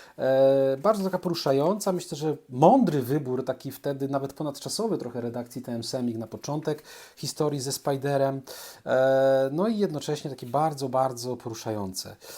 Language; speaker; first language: Polish; native; Polish